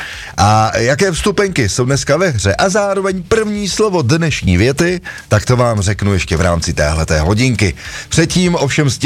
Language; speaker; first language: Czech; native; Czech